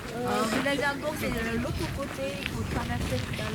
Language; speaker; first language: French; non-native, learner; Korean